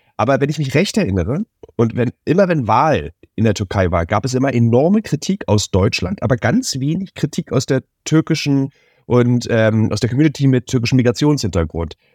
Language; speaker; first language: German; native; German